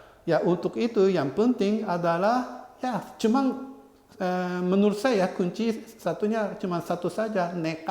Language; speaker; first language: Indonesian; non-native, fluent; Japanese